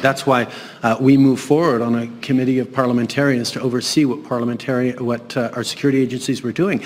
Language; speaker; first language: English; early bilingual, other home language; French